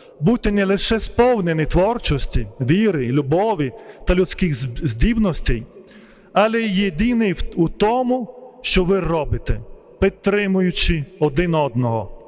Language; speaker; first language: Ukrainian; non-native, fluent; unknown